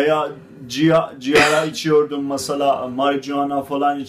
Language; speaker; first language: Turkish; non-native, fluent; Azerbaijani